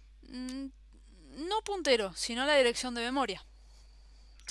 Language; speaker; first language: Spanish; native; Spanish